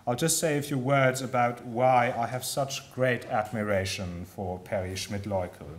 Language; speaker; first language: English; non-native, fluent; German